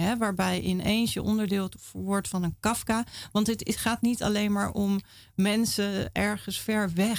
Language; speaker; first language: Dutch; native; Dutch